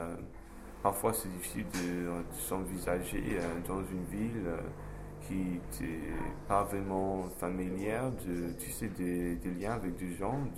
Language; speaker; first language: French; non-native, fluent; English